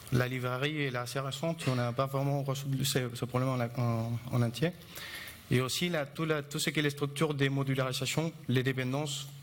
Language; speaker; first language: French; non-native, fluent; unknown